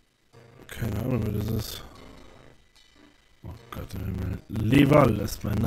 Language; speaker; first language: German; native; German